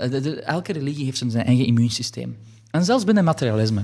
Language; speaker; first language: Dutch; early bilingual, other home language; Polish